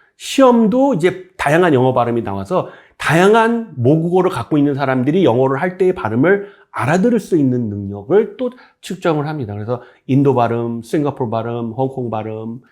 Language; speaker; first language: Korean; native; Korean